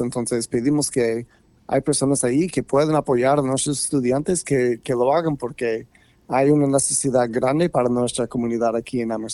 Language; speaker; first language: Spanish; non-native, fluent; English